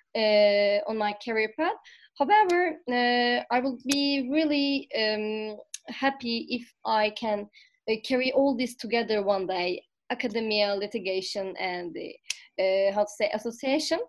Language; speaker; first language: English; non-native, fluent; Turkish